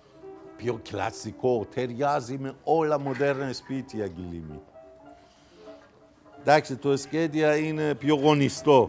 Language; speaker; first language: Greek; non-native, fluent; Persian